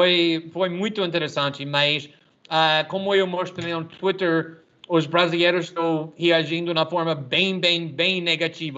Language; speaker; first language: Portuguese; non-native, fluent; English